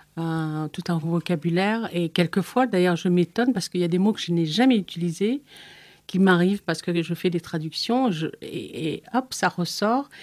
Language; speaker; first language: French; non-native, fluent; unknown